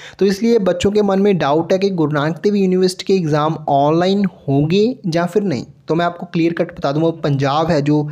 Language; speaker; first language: Hindi; non-native, local second language; Punjabi